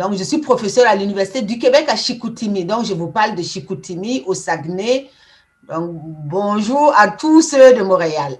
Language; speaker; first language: French; non-native, local second language; Mossi